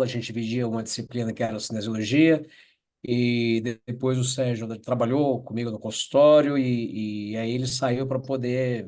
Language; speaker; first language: Portuguese; native; Portuguese